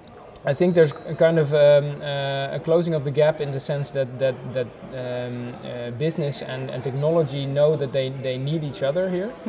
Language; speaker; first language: English; non-native, fluent; Dutch